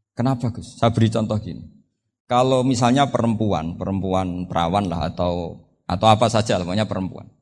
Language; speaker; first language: Indonesian; non-native, local second language; Javanese